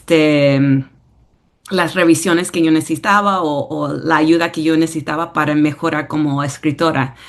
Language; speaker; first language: Spanish; early bilingual, heritage; English